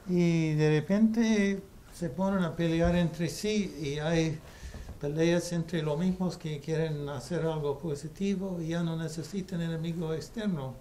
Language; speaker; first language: Spanish; non-native, fluent; English